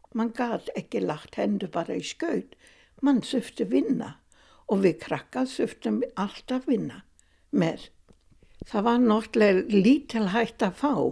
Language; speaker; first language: Icelandic; non-native, fluent; German